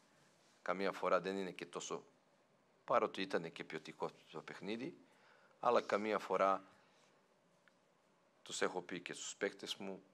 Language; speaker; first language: Greek; non-native, fluent; Serbian